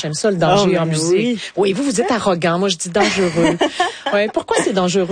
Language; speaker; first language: French; native; French